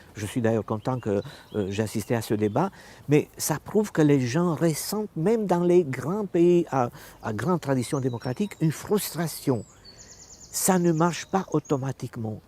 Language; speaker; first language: French; non-native, fluent; Romanian